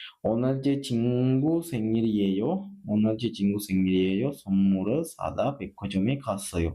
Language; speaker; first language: Korean; non-native, fluent; Sinhala